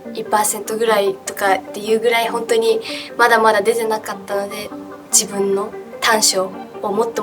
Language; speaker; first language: Japanese; native; Japanese